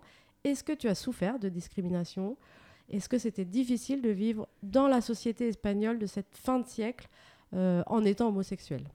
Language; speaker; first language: French; native; French